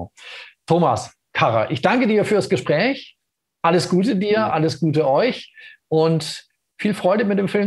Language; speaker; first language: German; native; German